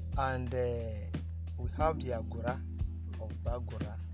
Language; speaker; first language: English; non-native, local second language; Yoruba